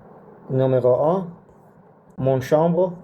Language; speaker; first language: French; non-native, learner; Arabic